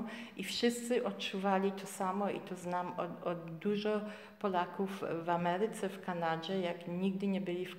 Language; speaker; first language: Polish; early bilingual, heritage; Polish